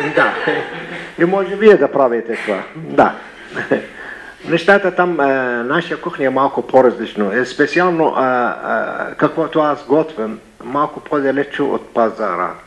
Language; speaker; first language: Bulgarian; non-native, learner; Arabic